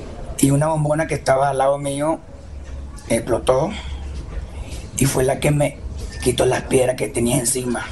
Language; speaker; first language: Spanish; native; Spanish